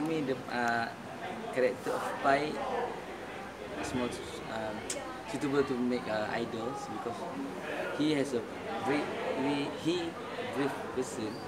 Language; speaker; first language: English; non-native, local second language; Malay